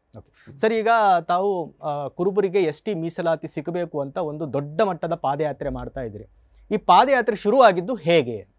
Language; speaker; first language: Kannada; native; Kannada